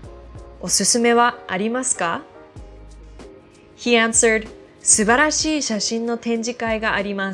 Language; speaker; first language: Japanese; non-native, fluent; English